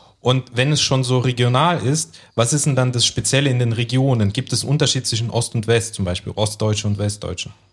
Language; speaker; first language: German; early bilingual, other home language; Russian